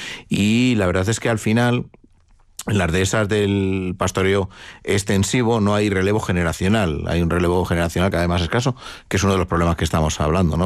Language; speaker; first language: Spanish; native; Spanish